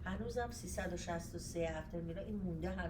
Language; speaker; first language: Persian; native; Persian